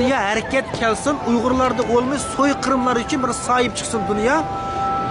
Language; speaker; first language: Turkish; non-native, learner; Uyghur